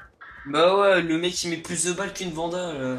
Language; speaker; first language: French; native; French